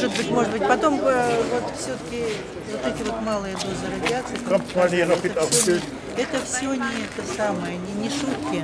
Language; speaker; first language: Russian; native; Russian